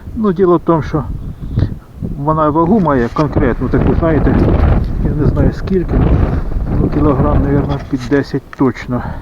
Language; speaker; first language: Ukrainian; non-native, local second language; Russian